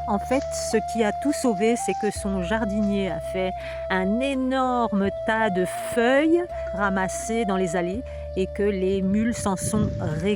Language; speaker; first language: French; native; French